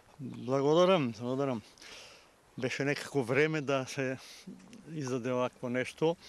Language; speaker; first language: Macedonian; native; Macedonian